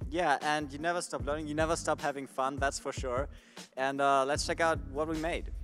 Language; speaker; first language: English; non-native, fluent; Italian